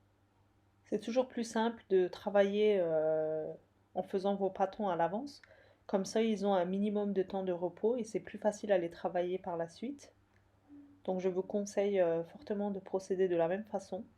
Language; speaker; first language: French; native; French